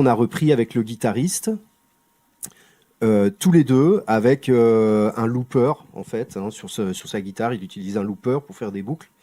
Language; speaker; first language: French; native; French